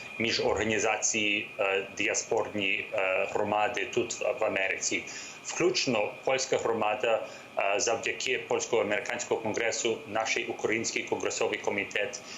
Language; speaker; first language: Ukrainian; early bilingual, heritage; English